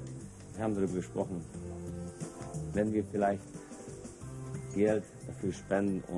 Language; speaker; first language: German; non-native, local second language; Hungarian